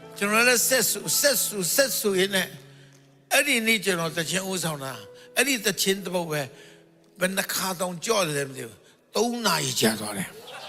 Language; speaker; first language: Burmese; non-native, local second language; Kachin